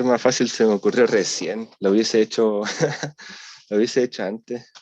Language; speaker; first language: Spanish; native; Spanish